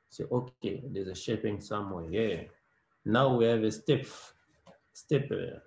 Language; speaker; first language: English; non-native, learner; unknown